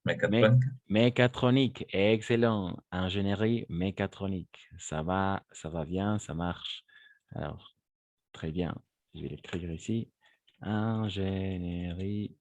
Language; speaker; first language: French; non-native, fluent; Spanish